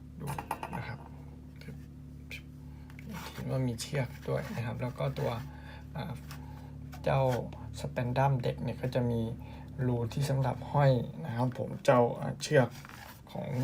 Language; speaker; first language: Thai; native; Thai